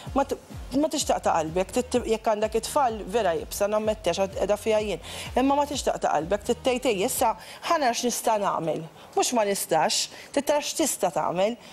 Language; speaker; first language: Maltese; native; Maltese